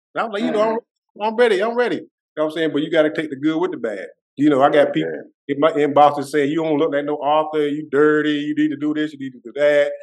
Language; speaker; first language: English; native; English